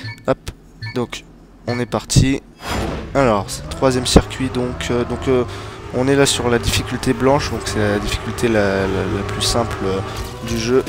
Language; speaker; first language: French; native; French